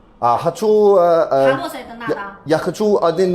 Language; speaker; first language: Russian; non-native, learner; English